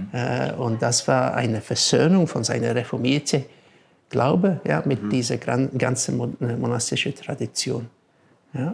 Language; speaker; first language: German; non-native, fluent; English